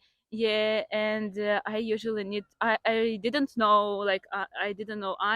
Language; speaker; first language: English; non-native, fluent; Ukrainian